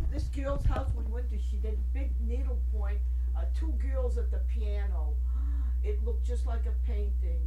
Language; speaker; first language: English; early bilingual, other home language; Armenian